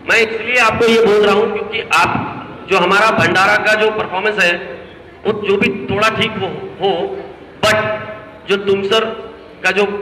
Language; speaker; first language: Hindi; non-native, local second language; Marathi